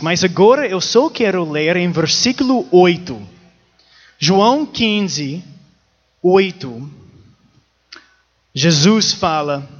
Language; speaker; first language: Portuguese; non-native, learner; English